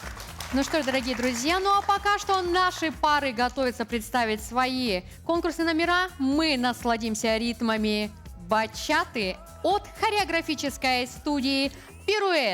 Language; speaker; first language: Russian; native; Russian